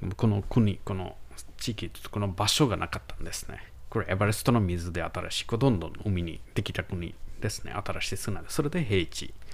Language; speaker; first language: Japanese; non-native, learner; Bangla